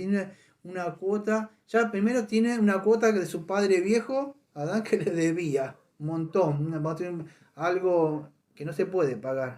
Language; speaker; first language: Spanish; native; Spanish